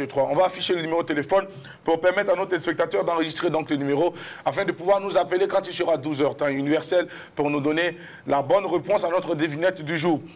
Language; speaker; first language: French; non-native, local second language; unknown